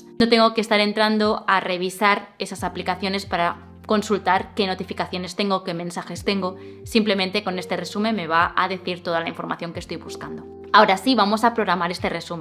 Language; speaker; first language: Spanish; native; Spanish